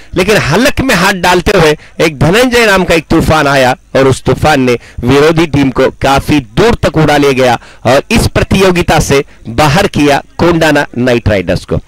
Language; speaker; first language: Hindi; non-native, local second language; Marathi